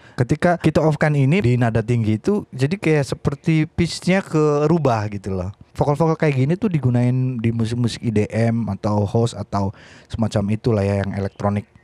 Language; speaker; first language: Indonesian; native; Indonesian